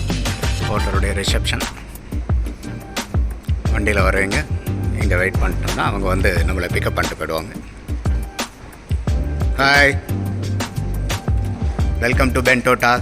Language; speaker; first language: Tamil; native; Tamil